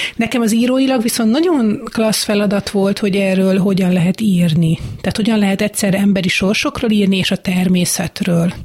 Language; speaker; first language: Hungarian; native; Hungarian